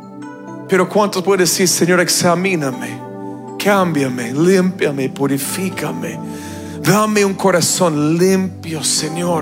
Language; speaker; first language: Spanish; non-native, fluent; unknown